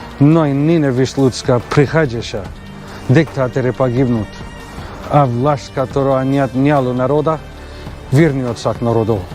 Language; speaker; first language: Russian; non-native, learner; English